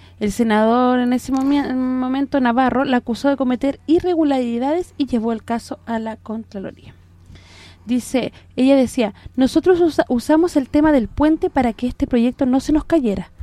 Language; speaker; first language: Spanish; native; Spanish